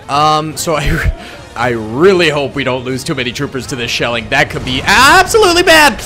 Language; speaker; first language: English; native; English